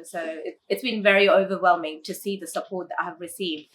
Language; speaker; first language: English; early bilingual, other home language; Tamil